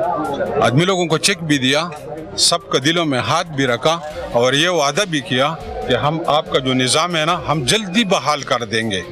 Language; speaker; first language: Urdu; non-native, local second language; Pashto